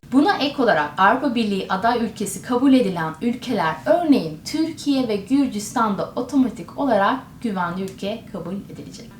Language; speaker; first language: Turkish; native; Turkish